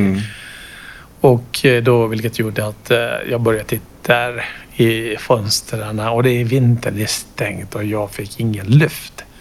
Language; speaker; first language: Swedish; non-native, fluent; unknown